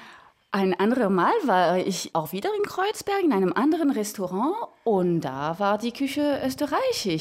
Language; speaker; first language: German; non-native, fluent; French